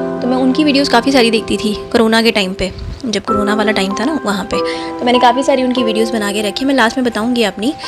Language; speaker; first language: Hindi; non-native, local second language; Dogri